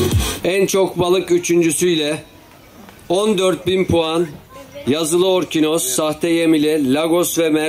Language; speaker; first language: Turkish; native; Turkish